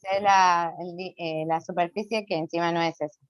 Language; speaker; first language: Spanish; native; Spanish